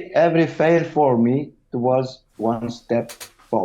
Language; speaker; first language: English; non-native, learner; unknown